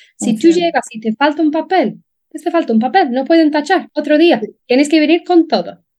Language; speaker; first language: Spanish; non-native, fluent; English